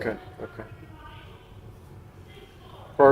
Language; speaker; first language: English; non-native, fluent; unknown